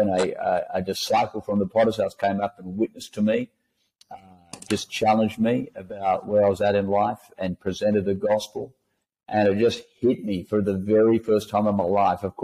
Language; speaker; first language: English; native; English